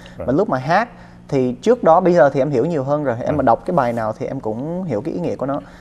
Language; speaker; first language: Vietnamese; early bilingual, other home language; English